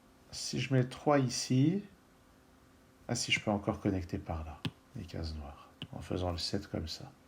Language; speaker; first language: French; native; French